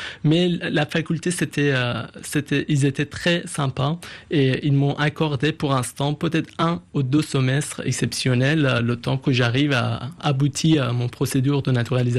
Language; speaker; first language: French; non-native, fluent; Persian